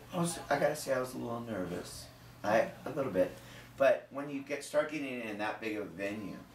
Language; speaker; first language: English; native; English